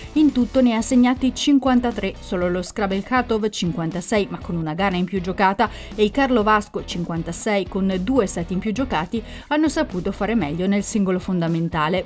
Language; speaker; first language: Italian; native; Italian